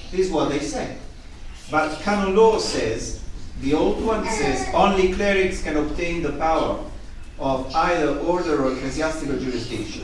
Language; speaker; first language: English; non-native, fluent; Italian